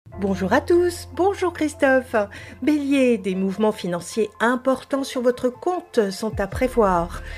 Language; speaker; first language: French; native; French